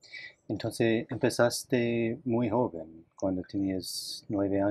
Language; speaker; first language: Spanish; non-native, fluent; English